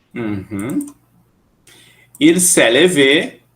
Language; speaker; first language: French; non-native, fluent; Portuguese